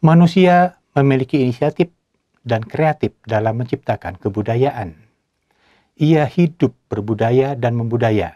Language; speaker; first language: Indonesian; native; Indonesian